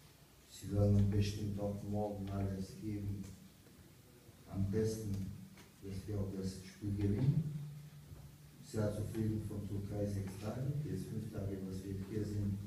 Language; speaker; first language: German; non-native, fluent; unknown